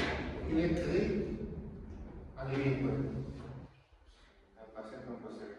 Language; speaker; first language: French; non-native, learner; Spanish